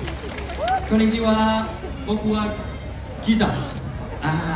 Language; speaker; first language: Japanese; non-native, learner; Thai